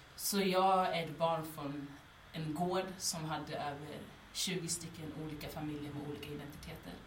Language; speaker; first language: Swedish; native; Swedish